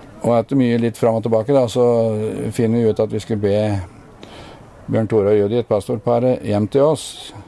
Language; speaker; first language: Norwegian; native; Norwegian